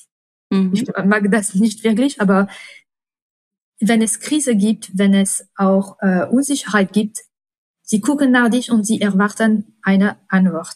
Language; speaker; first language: German; non-native, fluent; French